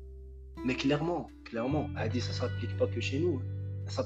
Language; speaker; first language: French; non-native, local second language; Kabyle